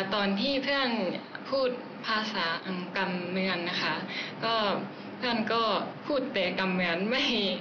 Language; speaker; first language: Thai; non-native, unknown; Japanese